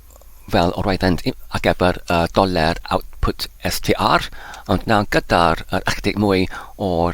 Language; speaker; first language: Welsh; non-native, learner; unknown